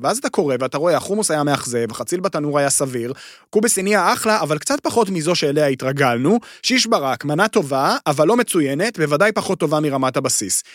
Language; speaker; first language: Hebrew; native; Hebrew